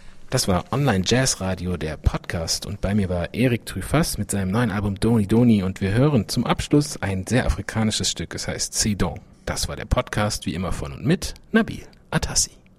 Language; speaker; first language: German; native; German